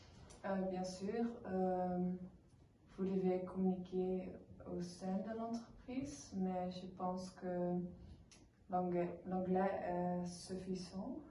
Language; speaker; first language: French; non-native, learner; Dutch